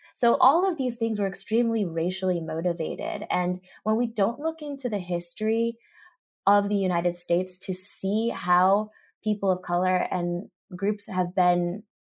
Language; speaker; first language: English; early bilingual, other home language; Japanese